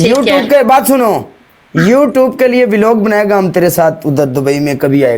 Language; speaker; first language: Hindi; non-native, fluent; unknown